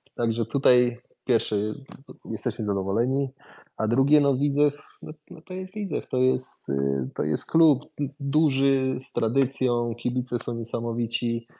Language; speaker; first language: Polish; early bilingual, heritage; Polish